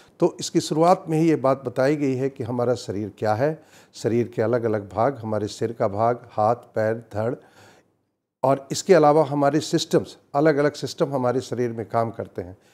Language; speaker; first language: Hindi; native; Hindi